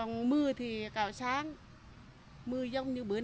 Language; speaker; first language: Vietnamese; native; Vietnamese